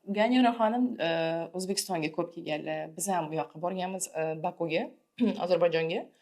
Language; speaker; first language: Uzbek; native; Uzbek